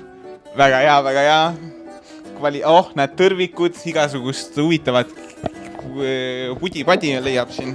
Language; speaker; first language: Estonian; native; Estonian